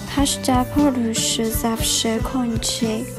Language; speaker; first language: Polish; non-native, learner; Chinese